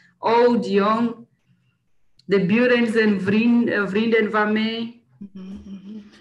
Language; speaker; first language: Dutch; non-native, learner; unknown